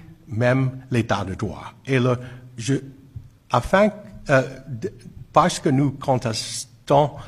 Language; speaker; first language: French; non-native, fluent; English